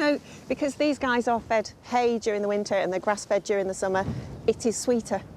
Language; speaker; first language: English; native; English